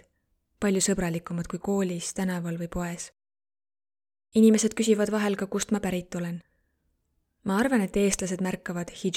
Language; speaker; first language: Estonian; non-native, learner; Arabic